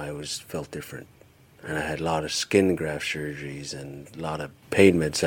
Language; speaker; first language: English; early bilingual, other home language; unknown